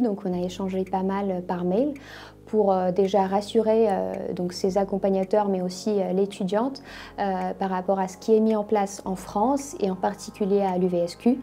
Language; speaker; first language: French; native; French